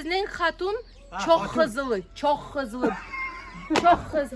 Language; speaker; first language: Turkish; non-native, learner; Russian